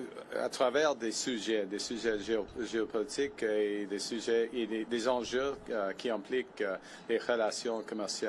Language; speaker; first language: French; non-native, fluent; English